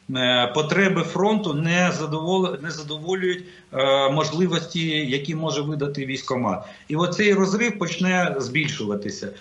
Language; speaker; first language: Ukrainian; non-native, local second language; Russian